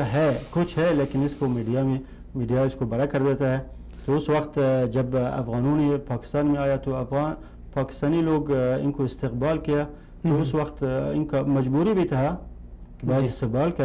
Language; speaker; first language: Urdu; non-native, fluent; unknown